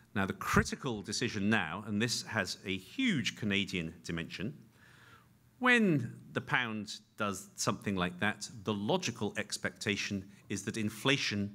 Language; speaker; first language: English; native; English